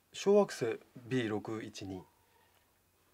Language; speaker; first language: Korean; native; Korean